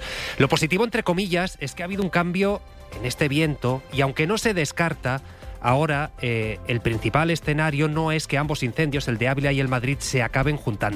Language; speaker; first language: Spanish; native; Spanish